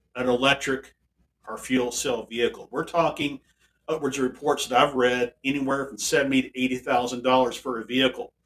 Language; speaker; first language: English; native; English